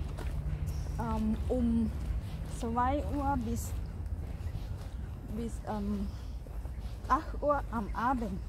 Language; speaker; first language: German; non-native, learner; Thai